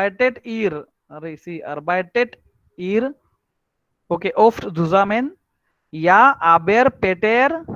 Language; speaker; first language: German; non-native, learner; Marathi